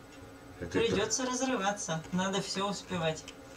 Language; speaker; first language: Russian; native; Russian